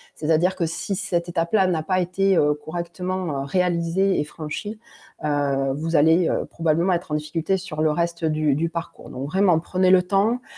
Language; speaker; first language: French; native; French